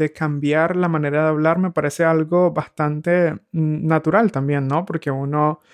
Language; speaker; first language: Spanish; native; Spanish